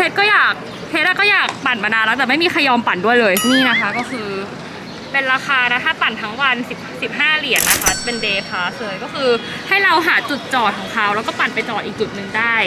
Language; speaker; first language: Thai; native; Thai